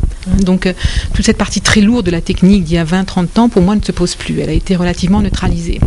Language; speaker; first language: French; native; French